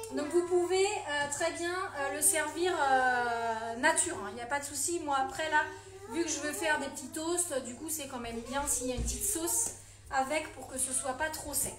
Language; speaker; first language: French; native; French